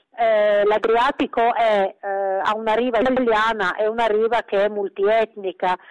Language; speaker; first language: Italian; native; Italian